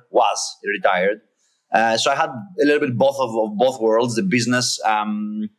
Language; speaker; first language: English; non-native, fluent; Greek